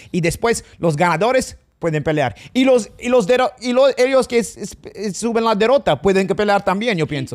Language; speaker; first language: Spanish; non-native, fluent; English